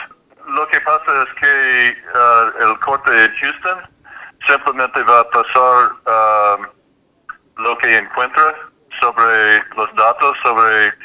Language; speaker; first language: Spanish; non-native, fluent; English